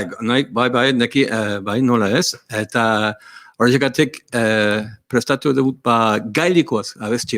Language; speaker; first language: Basque; non-native, learner; English